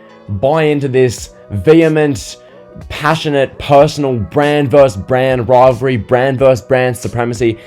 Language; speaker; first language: English; native; English